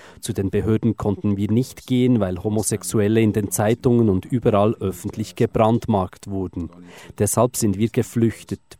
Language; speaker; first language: German; native; German